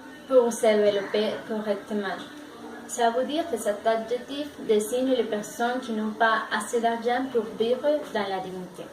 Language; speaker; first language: French; non-native, learner; Spanish